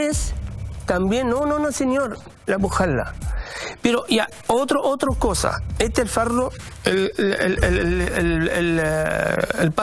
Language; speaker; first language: Spanish; non-native, learner; Arabic